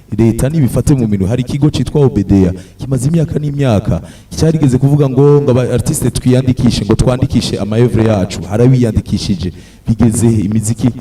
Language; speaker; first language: Rundi; native; Rundi